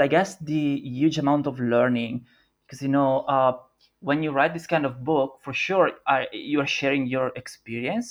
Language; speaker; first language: English; non-native, fluent; Italian